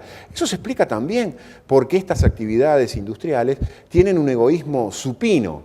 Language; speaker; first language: Spanish; native; Spanish